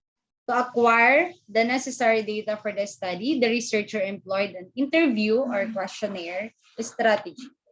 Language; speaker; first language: English; non-native, local second language; Filipino